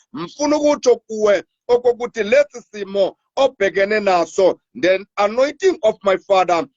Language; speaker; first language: Zulu; non-native, local second language; Xhosa